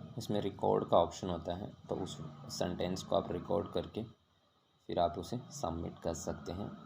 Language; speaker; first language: Hindi; native; Hindi